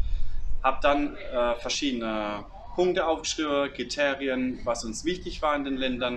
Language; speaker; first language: German; native; German